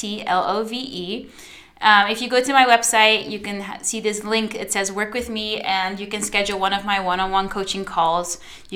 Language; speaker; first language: English; non-native, fluent; Dutch